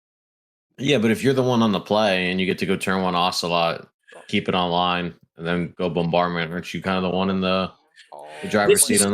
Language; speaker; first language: English; native; English